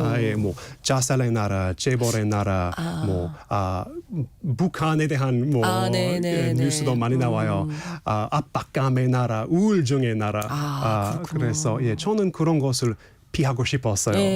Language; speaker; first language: Korean; non-native, fluent; English